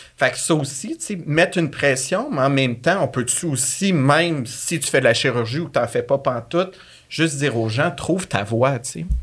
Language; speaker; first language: French; native; French